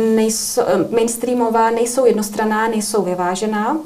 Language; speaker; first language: Czech; native; Czech